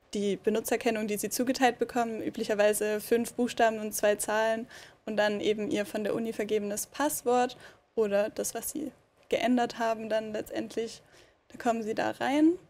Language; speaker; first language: German; native; German